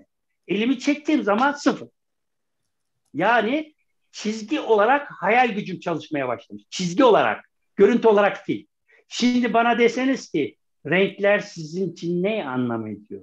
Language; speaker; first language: Turkish; native; Turkish